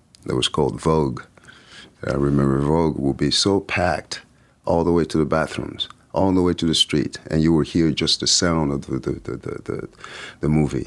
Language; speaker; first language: English; non-native, fluent; French